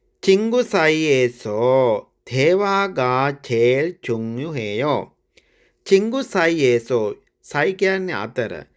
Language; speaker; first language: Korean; non-native, fluent; Sinhala